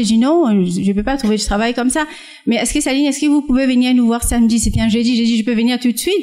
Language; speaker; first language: French; non-native, fluent; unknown